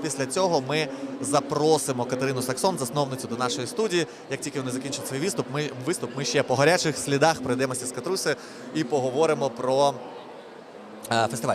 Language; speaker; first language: Ukrainian; native; Ukrainian